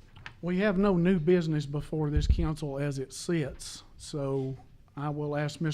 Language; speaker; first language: English; native; English